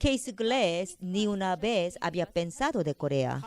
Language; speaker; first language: Spanish; non-native, fluent; Korean